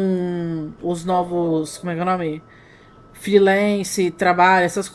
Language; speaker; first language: Portuguese; native; Portuguese